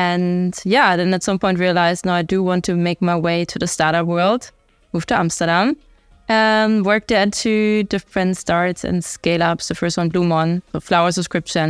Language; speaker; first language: English; non-native, fluent; German